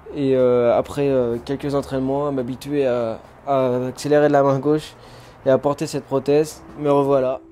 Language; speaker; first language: French; native; French